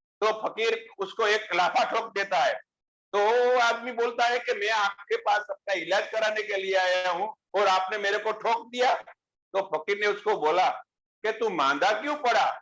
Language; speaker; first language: Hindi; non-native, local second language; Gujarati